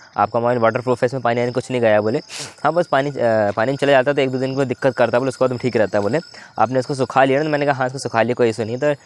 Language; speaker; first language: Hindi; native; Hindi